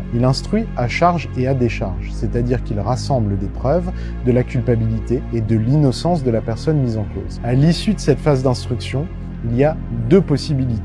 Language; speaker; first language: French; native; French